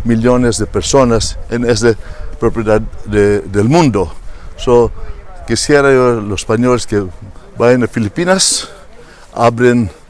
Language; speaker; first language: Spanish; non-native, learner; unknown